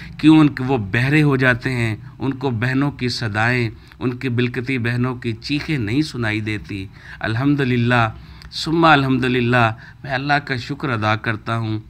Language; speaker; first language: Urdu; non-native, local second language; Punjabi